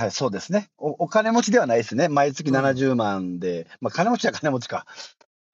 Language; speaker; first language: Japanese; native; Japanese